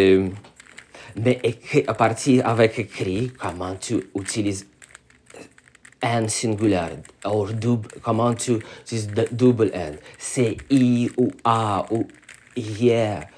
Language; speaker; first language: French; non-native, learner; Russian